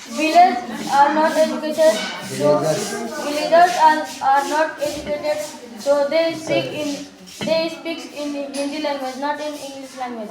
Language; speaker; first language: English; non-native, learner; Hindi